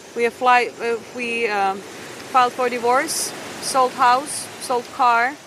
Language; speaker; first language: English; non-native, fluent; Finnish